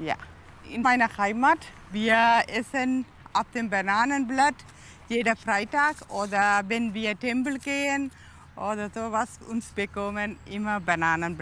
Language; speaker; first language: German; non-native, learner; Tamil